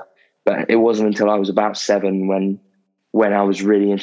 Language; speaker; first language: English; native; English